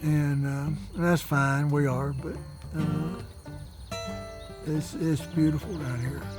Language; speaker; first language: English; native; English